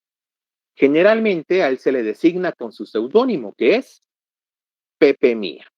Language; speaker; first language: Spanish; native; Spanish